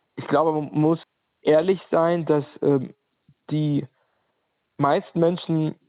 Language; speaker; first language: German; non-native, fluent; Ukrainian